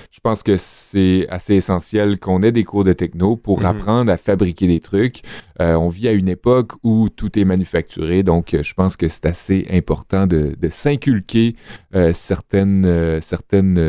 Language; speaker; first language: French; native; French